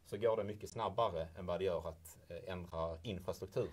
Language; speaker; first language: Swedish; native; Swedish